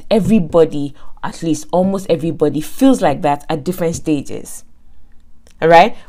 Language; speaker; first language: English; non-native, local second language; Yoruba